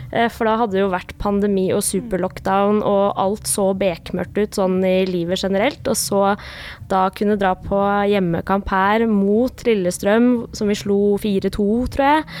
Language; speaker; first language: Norwegian; native; Norwegian